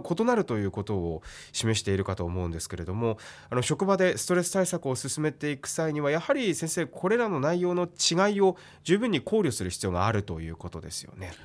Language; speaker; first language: Japanese; native; Japanese